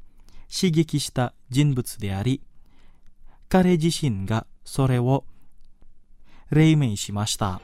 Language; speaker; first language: Japanese; non-native, fluent; Indonesian